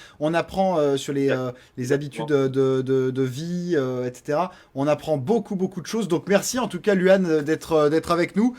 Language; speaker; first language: French; native; French